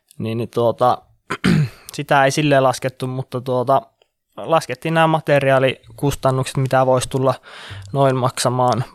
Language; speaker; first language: Finnish; native; Finnish